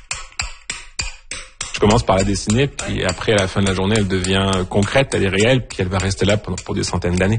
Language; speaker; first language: French; native; French